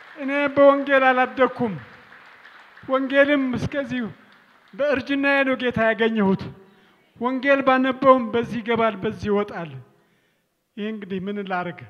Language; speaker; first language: Amharic; non-native, local second language; Tigrinya